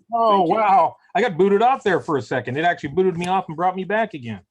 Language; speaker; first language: English; native; English